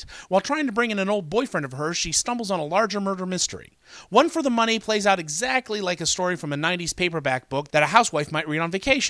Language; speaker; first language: English; native; English